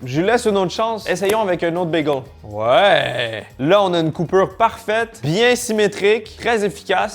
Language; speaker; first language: French; native; French